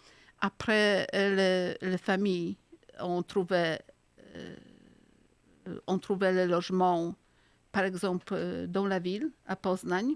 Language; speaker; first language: French; non-native, fluent; Polish